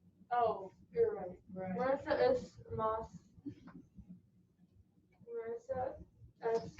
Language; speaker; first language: Spanish; non-native, learner; English